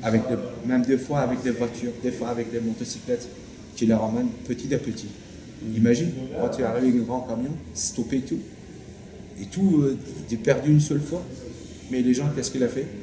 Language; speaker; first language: French; non-native, learner; Turkish